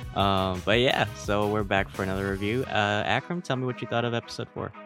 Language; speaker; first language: English; early bilingual, other home language; Filipino